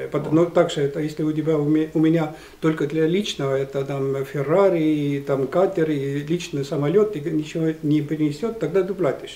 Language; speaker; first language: Russian; non-native, fluent; Estonian